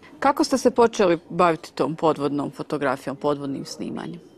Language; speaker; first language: Serbian; native; Serbian